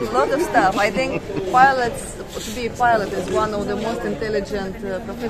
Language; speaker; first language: English; non-native, fluent; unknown